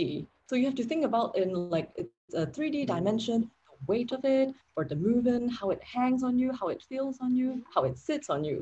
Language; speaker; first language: English; non-native, local second language; Cantonese